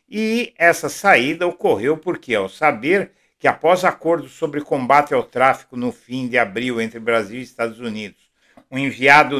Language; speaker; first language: Portuguese; native; Portuguese